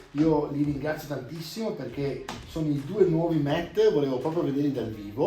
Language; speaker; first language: Italian; native; Italian